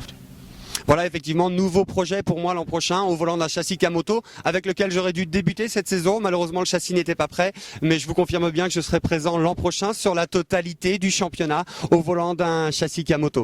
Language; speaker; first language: French; native; French